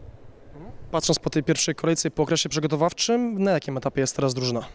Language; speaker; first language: Polish; native; Polish